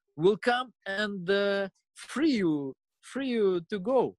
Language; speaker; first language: English; non-native, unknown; Russian